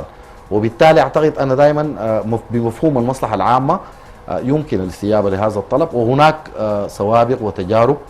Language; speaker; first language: Arabic; native; Arabic